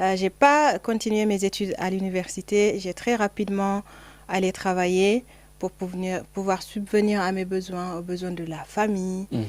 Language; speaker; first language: French; non-native, local second language; Fula